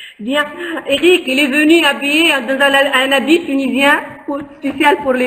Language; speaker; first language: French; non-native, local second language; Arabic